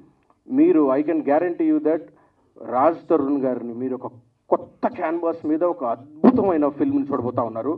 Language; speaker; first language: Telugu; native; Telugu